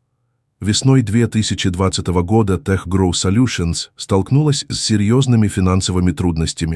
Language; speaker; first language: Russian; native; Russian